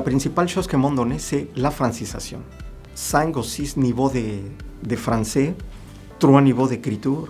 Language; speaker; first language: French; non-native, learner; Spanish